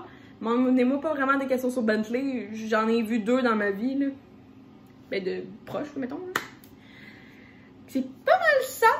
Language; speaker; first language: French; native; French